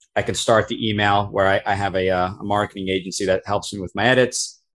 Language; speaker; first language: English; native; English